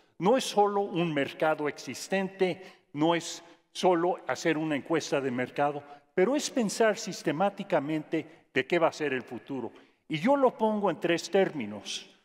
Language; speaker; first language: Spanish; non-native, fluent; English